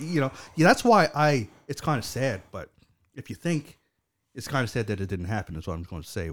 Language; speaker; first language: English; native; English